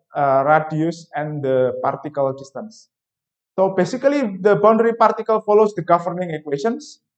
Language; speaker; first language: English; non-native, fluent; Indonesian